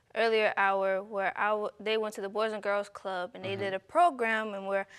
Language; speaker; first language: English; native; English